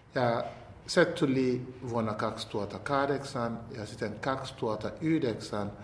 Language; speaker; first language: Finnish; non-native, fluent; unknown